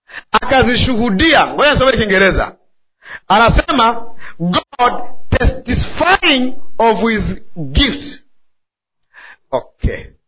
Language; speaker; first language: English; non-native, local second language; Swahili